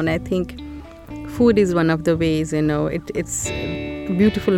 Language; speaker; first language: English; non-native, local second language; Hindi